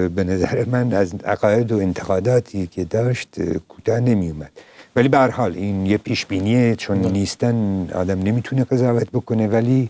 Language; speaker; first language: Persian; non-native, local second language; Central Kurdish